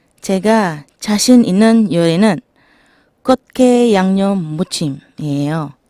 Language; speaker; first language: Korean; non-native, learner; Filipino